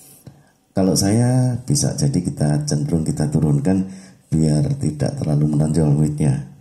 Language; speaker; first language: Indonesian; native; Indonesian